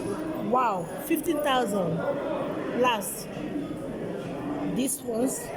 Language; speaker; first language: English; non-native, learner; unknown